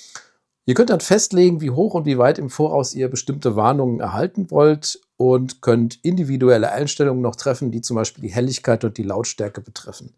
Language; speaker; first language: German; native; German